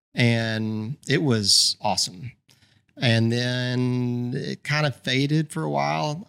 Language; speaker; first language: English; native; English